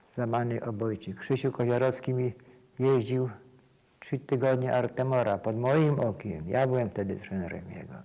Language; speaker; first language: Polish; native; Polish